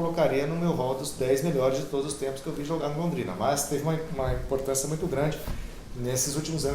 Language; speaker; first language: Portuguese; native; Portuguese